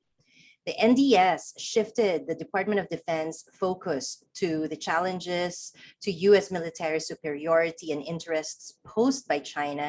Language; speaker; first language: English; non-native, local second language; Filipino